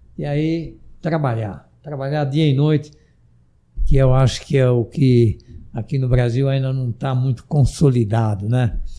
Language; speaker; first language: Portuguese; native; Portuguese